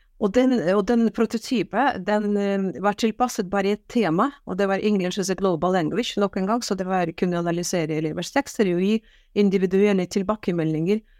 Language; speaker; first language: Norwegian; non-native, fluent; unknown